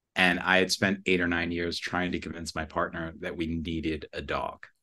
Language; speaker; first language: English; native; English